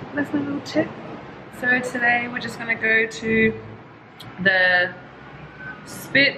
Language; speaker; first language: English; native; English